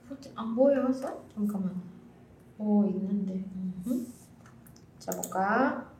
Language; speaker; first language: Korean; non-native, fluent; Indonesian